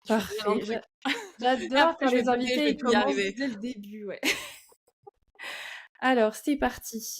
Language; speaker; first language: French; native; French